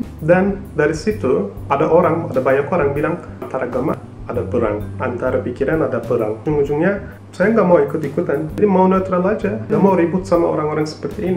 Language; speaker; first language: Indonesian; non-native, fluent; Turkish